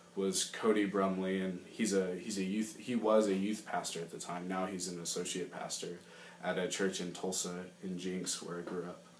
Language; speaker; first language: English; native; English